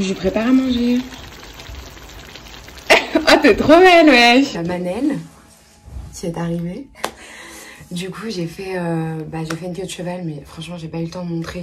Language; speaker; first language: French; native; French